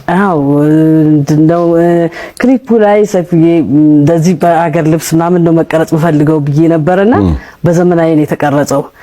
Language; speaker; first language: Amharic; early bilingual, heritage; Amharic